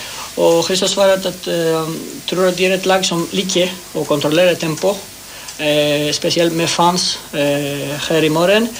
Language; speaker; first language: Norwegian; non-native, fluent; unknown